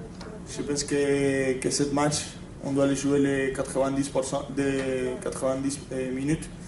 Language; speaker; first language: French; non-native, fluent; Spanish